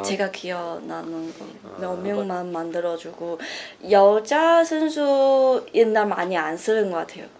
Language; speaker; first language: Korean; non-native, learner; Chinese